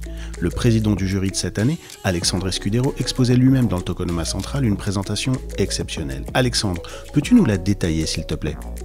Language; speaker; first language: French; native; French